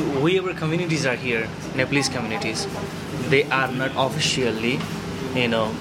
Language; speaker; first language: English; non-native, fluent; Nepali